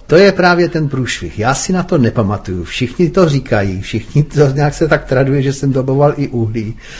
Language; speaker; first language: Czech; native; Czech